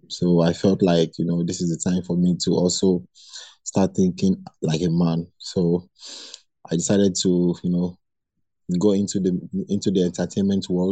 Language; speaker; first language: English; non-native, local second language; Igbo